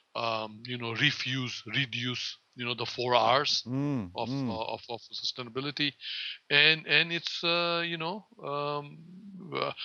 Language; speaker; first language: English; non-native, local second language; Gujarati